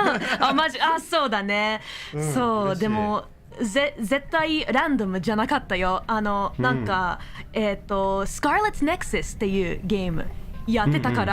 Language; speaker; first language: Japanese; non-native, learner; English